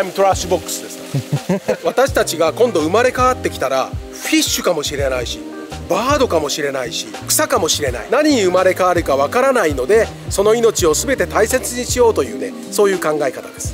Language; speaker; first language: Japanese; native; Japanese